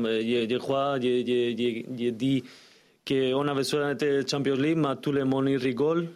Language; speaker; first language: French; non-native, learner; Spanish